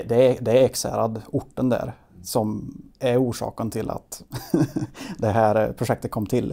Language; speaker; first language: Swedish; native; Swedish